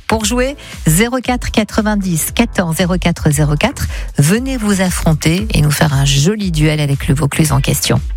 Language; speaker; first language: French; native; French